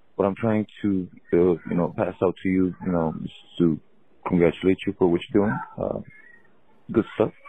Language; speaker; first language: English; non-native, fluent; Romanian